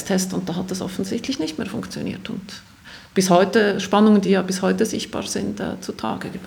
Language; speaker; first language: German; native; German